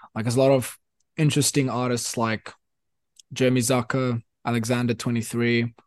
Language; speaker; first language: English; non-native, local second language; Afrikaans